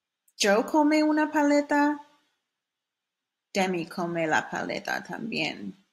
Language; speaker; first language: Spanish; non-native, fluent; English